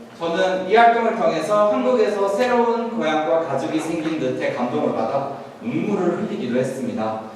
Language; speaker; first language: Korean; non-native, fluent; Turkish